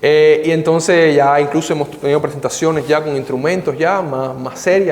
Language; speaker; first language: Spanish; native; Spanish